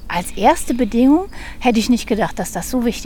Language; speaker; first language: German; native; German